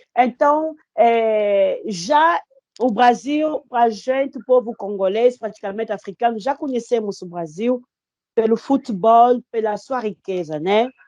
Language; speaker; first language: Portuguese; non-native, fluent; Lingala